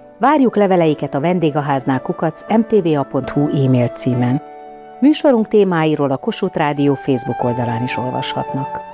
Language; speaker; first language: Hungarian; native; Hungarian